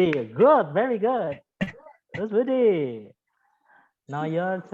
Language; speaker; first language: English; non-native, fluent; Indonesian